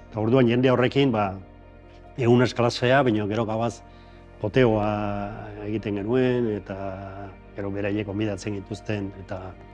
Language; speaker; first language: Basque; non-native, local second language; Spanish